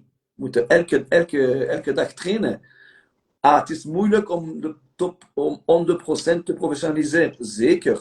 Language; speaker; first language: Dutch; non-native, local second language; French